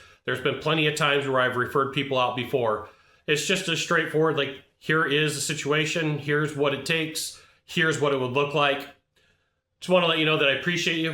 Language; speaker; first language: English; native; English